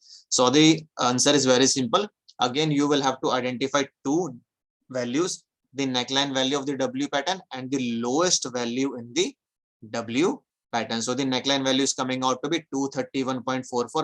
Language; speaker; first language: English; non-native, local second language; Hindi